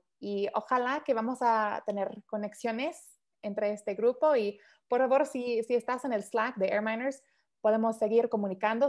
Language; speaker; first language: Spanish; early bilingual, heritage; Spanish